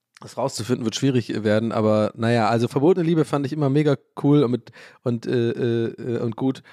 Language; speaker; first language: German; early bilingual, other home language; English